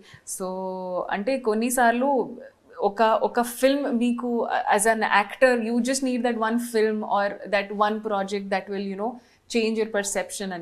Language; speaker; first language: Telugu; non-native, learner; Hindi